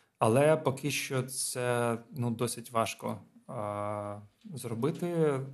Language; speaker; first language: Ukrainian; non-native, local second language; Russian